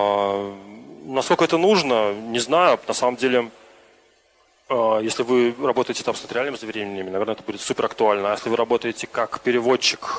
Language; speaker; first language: Russian; native; Russian